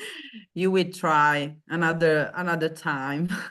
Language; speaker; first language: English; non-native, learner; Italian